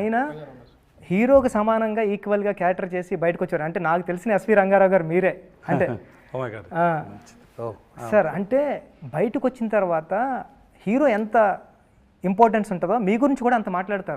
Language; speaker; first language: Telugu; native; Telugu